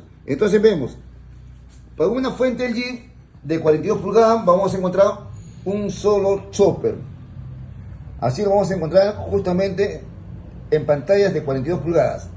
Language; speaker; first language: Spanish; native; Spanish